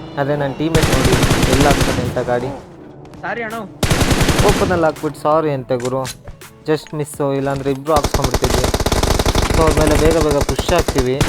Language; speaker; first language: Kannada; native; Kannada